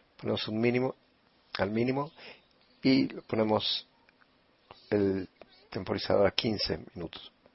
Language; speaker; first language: Spanish; non-native, fluent; Italian